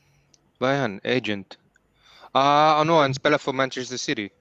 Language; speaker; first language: Swedish; early bilingual, heritage; Swedish